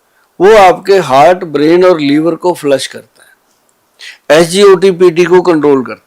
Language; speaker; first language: Hindi; native; Hindi